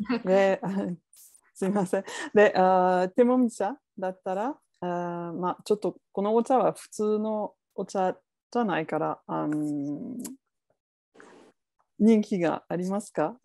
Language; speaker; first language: Japanese; non-native, fluent; French